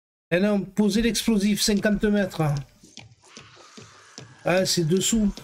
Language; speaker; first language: French; native; French